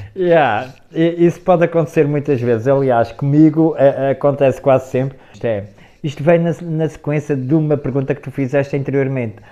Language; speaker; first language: Portuguese; native; Portuguese